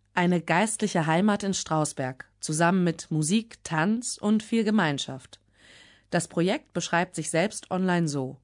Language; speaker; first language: German; native; German